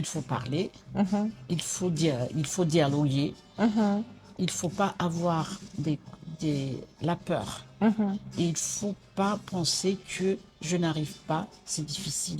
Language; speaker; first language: French; non-native, local second language; Malagasy